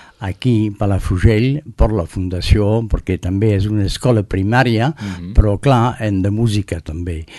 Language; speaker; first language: Catalan; non-native, learner; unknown